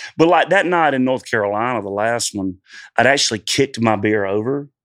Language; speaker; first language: English; native; English